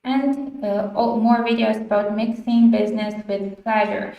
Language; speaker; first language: English; non-native, fluent; Ukrainian